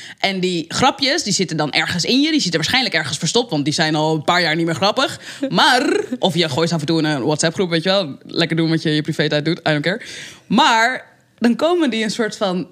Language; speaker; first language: Dutch; native; Dutch